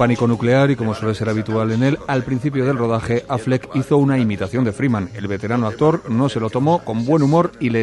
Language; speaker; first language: Spanish; native; Spanish